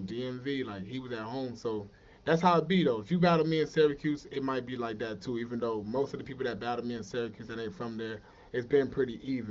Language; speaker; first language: English; native; English